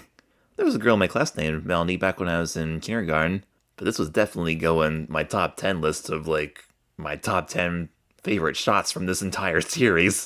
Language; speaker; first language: English; native; English